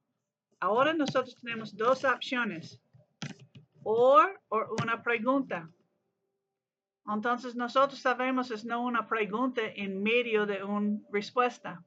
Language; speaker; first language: Spanish; non-native, learner; English